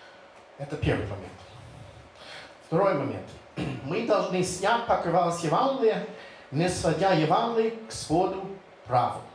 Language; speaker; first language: Russian; non-native, fluent; English